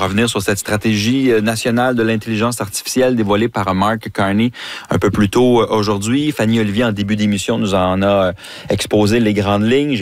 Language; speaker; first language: French; native; French